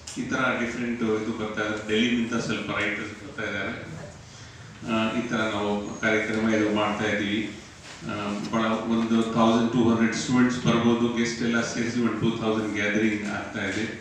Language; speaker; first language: Kannada; non-native, local second language; Urdu